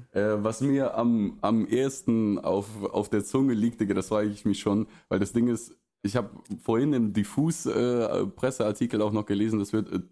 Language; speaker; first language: German; early bilingual, other home language; Russian